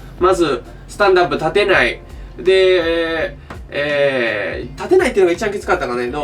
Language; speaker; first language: Japanese; native; Japanese